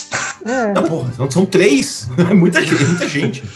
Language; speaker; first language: Portuguese; native; Portuguese